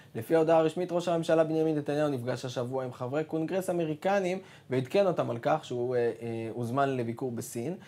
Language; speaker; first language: Hebrew; native; Hebrew